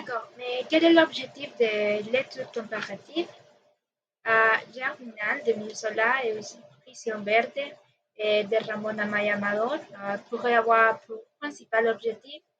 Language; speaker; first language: French; non-native, learner; Spanish